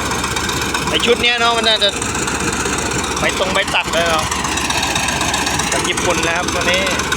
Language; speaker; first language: Thai; native; Thai